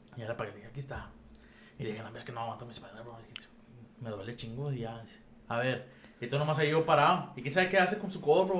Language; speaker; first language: Spanish; early bilingual, heritage; Spanish